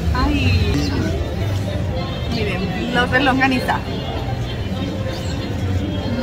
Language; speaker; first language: Spanish; native; Spanish